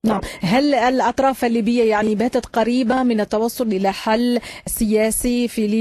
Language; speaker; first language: Arabic; native; Arabic